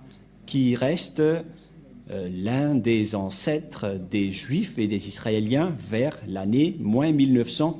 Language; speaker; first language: French; non-native, local second language; Malagasy